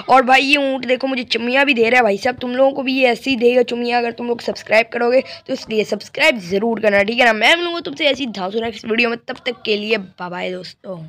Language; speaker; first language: Hindi; native; Hindi